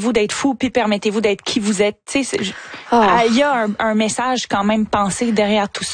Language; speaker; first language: French; native; French